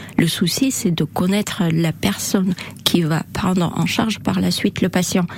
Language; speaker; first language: French; non-native, fluent; Russian